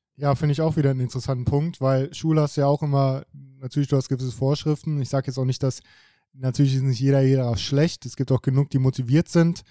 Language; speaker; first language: German; native; German